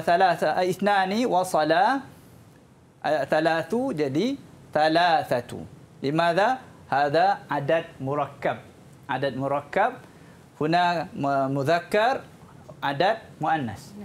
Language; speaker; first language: Arabic; non-native, fluent; Malay